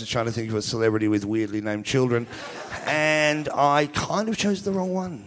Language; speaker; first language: English; native; English